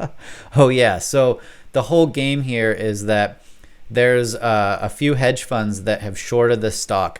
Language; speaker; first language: English; native; English